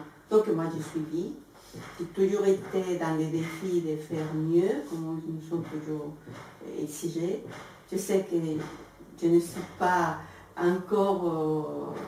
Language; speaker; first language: French; non-native, fluent; Spanish